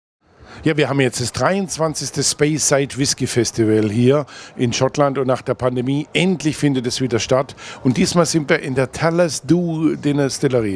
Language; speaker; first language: German; native; German